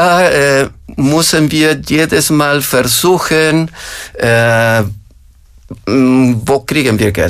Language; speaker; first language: German; non-native, fluent; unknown